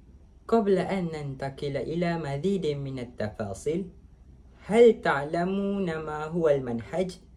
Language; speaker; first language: Arabic; non-native, learner; Malay